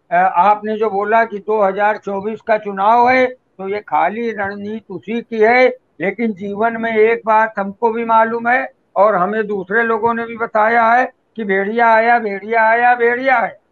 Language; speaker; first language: Hindi; native; Hindi